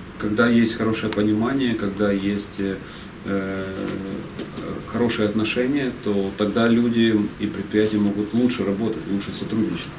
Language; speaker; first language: Russian; non-native, fluent; Italian